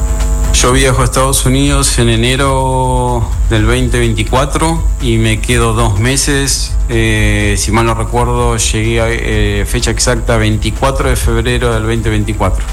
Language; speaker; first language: Spanish; native; Spanish